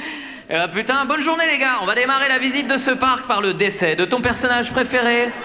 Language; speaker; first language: French; native; French